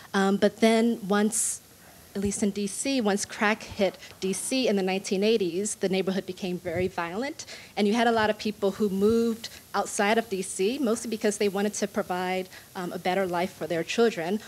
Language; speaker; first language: English; native; English